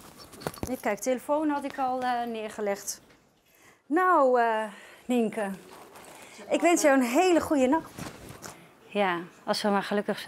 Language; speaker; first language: Dutch; native; Dutch